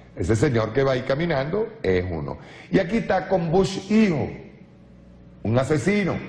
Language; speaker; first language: Spanish; native; Spanish